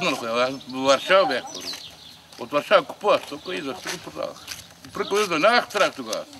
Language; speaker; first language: Bulgarian; non-native, local second language; Romany